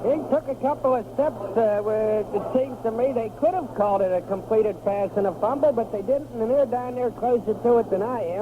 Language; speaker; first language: English; native; English